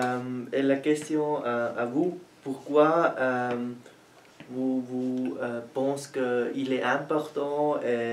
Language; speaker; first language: French; non-native, learner; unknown